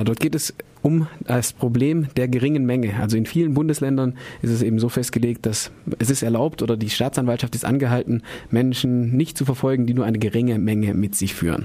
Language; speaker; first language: German; native; German